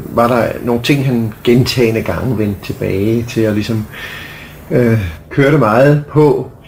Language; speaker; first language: Danish; native; Danish